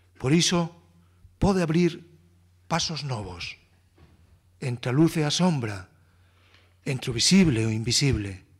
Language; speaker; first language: Galician; native; Galician